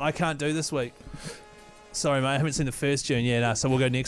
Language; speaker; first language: English; native; English